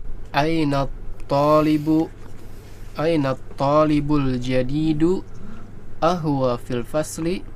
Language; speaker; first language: Arabic; non-native, learner; Indonesian